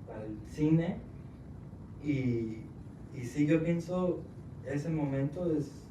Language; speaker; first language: Spanish; early bilingual, heritage; Spanish